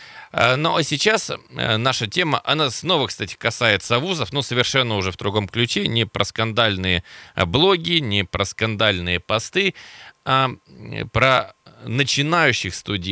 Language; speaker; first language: Russian; native; Russian